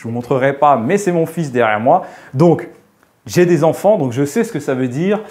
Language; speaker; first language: French; native; French